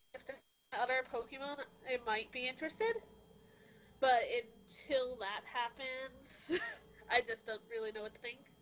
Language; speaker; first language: English; native; English